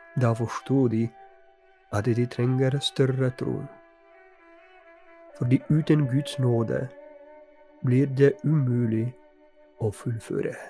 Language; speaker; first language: Norwegian; non-native, fluent; Polish